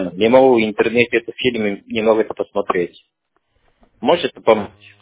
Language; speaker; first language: Russian; non-native, learner; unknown